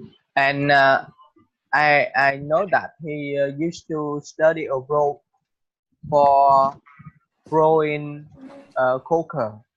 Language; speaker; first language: English; non-native, learner; Vietnamese